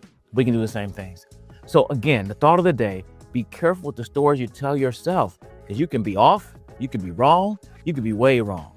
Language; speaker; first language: English; native; English